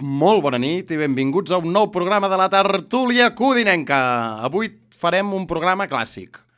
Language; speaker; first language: Catalan; native; Catalan